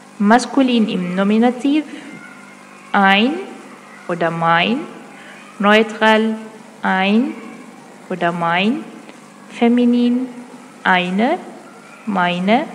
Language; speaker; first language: German; non-native, fluent; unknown